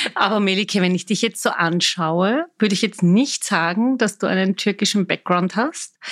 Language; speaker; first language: German; native; German